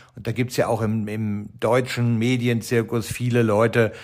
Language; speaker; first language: German; native; German